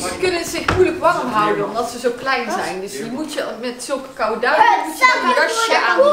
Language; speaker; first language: Dutch; native; Dutch